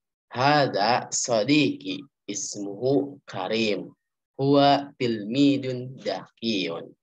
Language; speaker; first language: Arabic; non-native, fluent; Indonesian